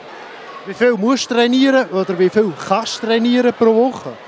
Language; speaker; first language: German; native; German